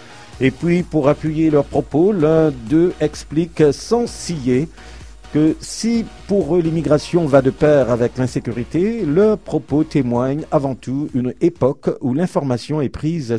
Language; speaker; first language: French; native; French